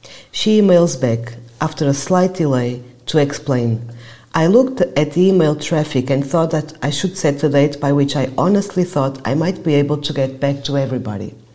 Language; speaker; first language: English; non-native, fluent; Portuguese